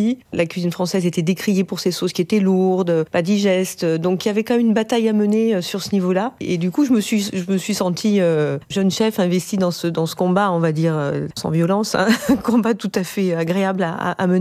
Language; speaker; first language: French; native; French